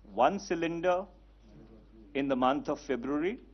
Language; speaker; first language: English; non-native, local second language; Hindi